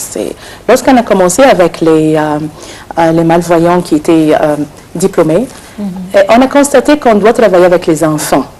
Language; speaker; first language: French; non-native, fluent; Arabic